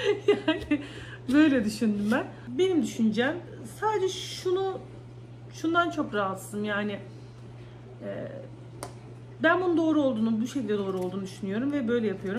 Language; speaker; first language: Turkish; native; Turkish